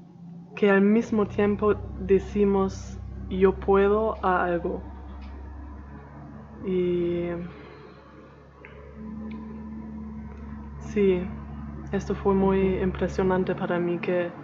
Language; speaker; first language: Spanish; non-native, learner; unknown